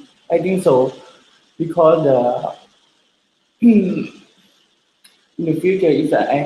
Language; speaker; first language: English; non-native, learner; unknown